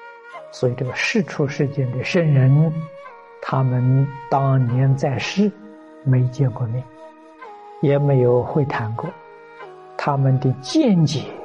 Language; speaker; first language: Chinese; native; Chinese